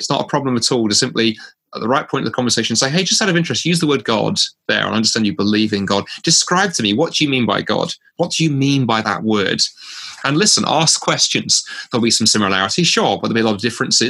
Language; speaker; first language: English; native; English